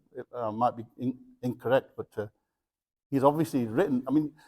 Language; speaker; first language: English; early bilingual, other home language; Punjabi